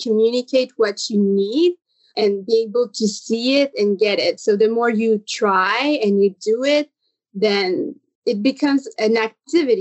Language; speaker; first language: English; native; English